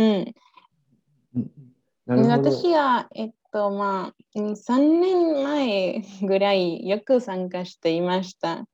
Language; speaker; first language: Japanese; non-native, learner; Spanish